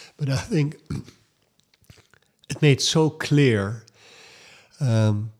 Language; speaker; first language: English; non-native, fluent; Dutch